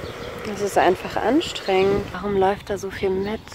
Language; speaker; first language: German; native; German